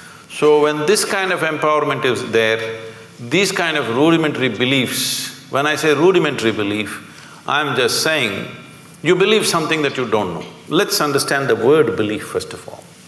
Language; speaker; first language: English; non-native, local second language; Kannada